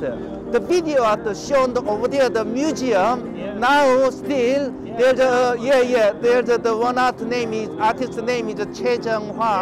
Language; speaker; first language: English; non-native, learner; Korean